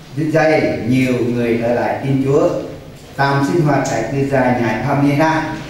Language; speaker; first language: Vietnamese; non-native, local second language; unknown